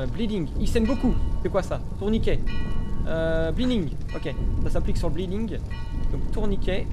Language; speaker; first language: French; native; French